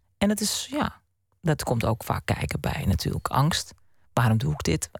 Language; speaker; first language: Dutch; native; Dutch